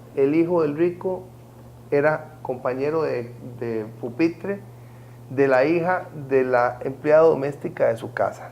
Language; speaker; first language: Spanish; native; Spanish